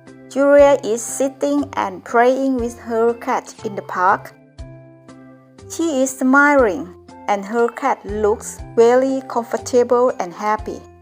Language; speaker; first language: English; non-native, fluent; Thai